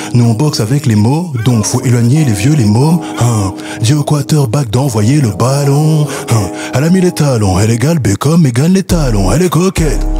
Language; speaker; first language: French; native; French